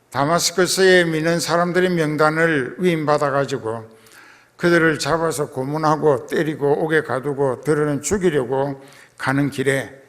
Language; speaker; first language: Korean; native; Korean